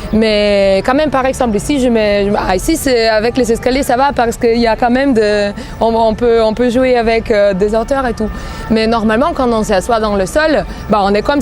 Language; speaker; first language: French; non-native, fluent; Bulgarian